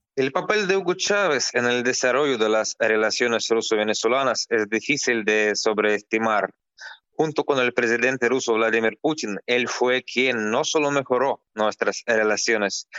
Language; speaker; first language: Spanish; non-native, fluent; Russian